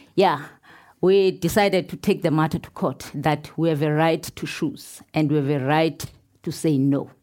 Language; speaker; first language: English; non-native, local second language; Xhosa